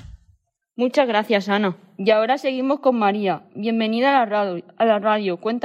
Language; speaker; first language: Spanish; native; Spanish